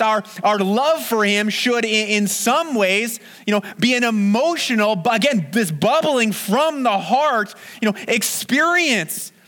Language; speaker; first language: English; native; English